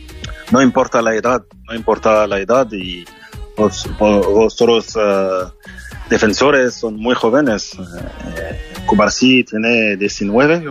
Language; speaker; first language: Spanish; non-native, fluent; French